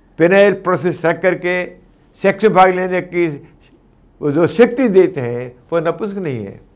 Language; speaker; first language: Hindi; non-native, local second language; Telugu